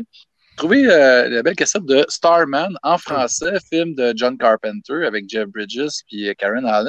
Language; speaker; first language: French; native; French